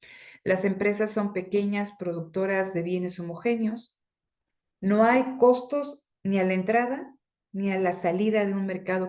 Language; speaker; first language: Spanish; native; Spanish